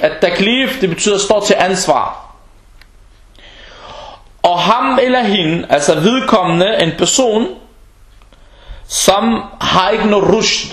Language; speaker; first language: Danish; non-native, fluent; Arabic